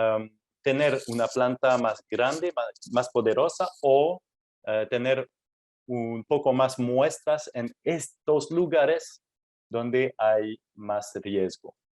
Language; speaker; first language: Spanish; non-native, fluent; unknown